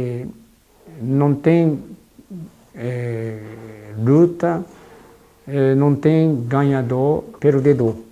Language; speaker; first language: Portuguese; non-native, fluent; Japanese